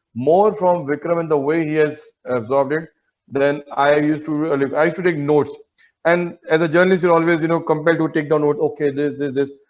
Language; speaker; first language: English; non-native, local second language; Hindi